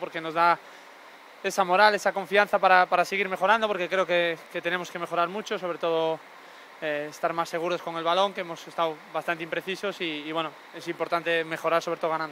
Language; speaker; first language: Spanish; native; Spanish